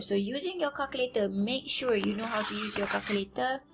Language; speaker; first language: English; non-native, local second language; Malay